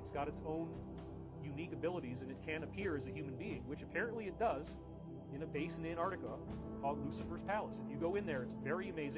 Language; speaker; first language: English; native; English